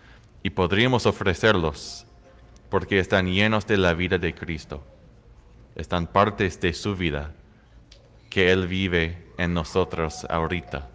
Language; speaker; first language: Spanish; non-native, fluent; English